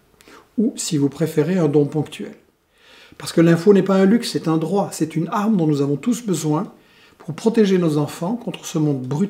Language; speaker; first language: French; native; French